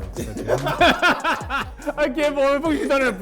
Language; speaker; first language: French; early bilingual, other home language; Haitian Creole